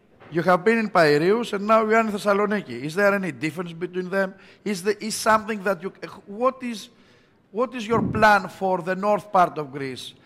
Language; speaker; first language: English; non-native, fluent; Greek